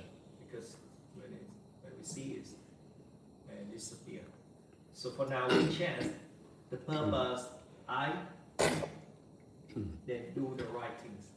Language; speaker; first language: English; non-native, learner; Vietnamese